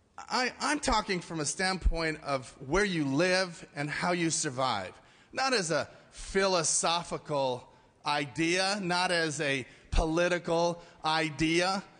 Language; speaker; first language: English; native; English